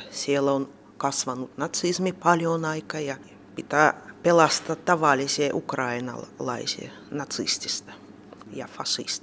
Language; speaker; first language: Finnish; non-native, learner; Russian